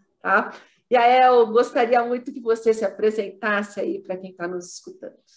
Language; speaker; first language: Portuguese; native; Portuguese